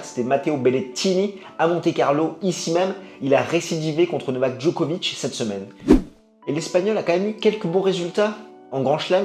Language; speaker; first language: French; native; French